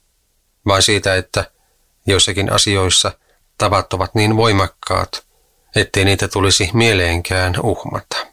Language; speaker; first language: Finnish; native; Finnish